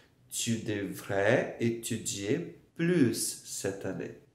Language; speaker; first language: French; non-native, fluent; Portuguese